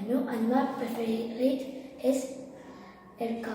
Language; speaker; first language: Catalan; early bilingual, other home language; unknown